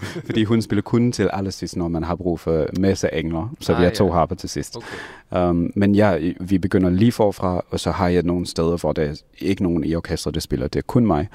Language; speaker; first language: Danish; non-native, fluent; English